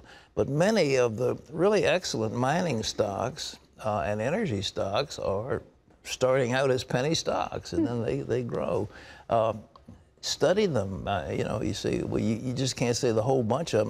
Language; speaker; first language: English; native; English